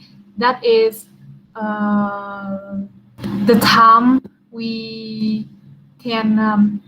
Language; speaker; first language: English; non-native, learner; Vietnamese